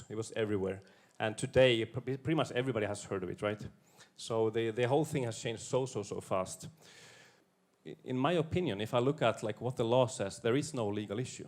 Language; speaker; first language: English; non-native, fluent; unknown